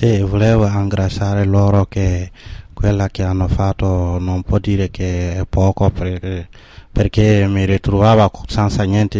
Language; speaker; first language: Italian; non-native, learner; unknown